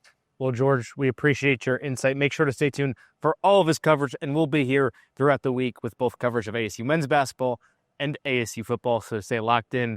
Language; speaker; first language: English; native; English